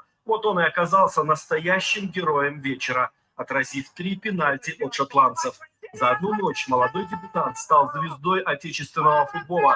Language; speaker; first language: Russian; native; Russian